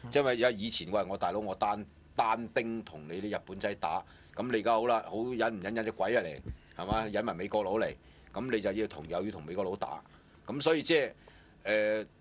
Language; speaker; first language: Cantonese; native; Cantonese